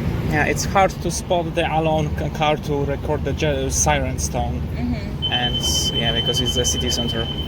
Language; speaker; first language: English; non-native, learner; Polish